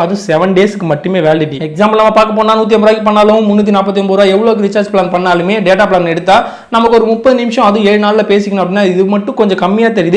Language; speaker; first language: Tamil; native; Tamil